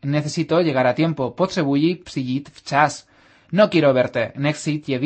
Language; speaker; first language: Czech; non-native, fluent; Spanish